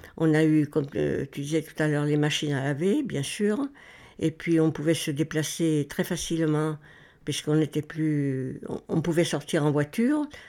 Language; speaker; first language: French; native; French